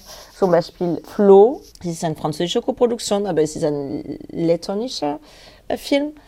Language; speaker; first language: German; non-native, learner; French